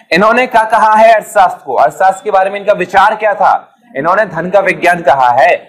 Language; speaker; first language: Hindi; native; Hindi